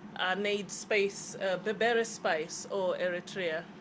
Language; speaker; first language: Welsh; non-native, learner; English